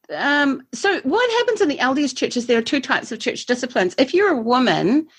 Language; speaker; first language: English; native; English